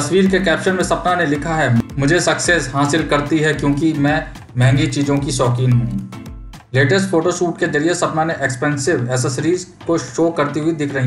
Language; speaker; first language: Hindi; native; Hindi